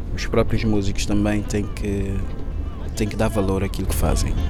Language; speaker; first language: Portuguese; non-native, local second language; Kabuverdianu